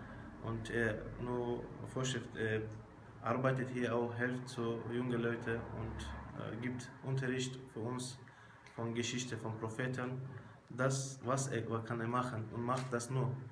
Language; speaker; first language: German; non-native, learner; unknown